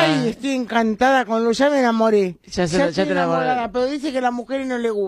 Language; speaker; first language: Spanish; native; Spanish